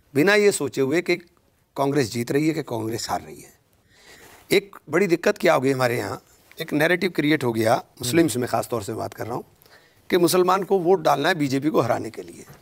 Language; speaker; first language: Hindi; native; Hindi